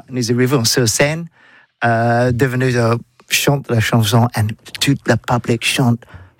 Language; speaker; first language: French; non-native, learner; English